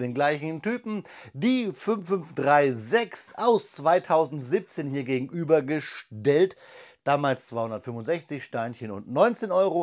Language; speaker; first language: German; native; German